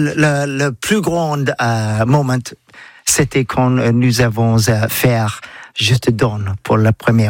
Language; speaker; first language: French; non-native, learner; English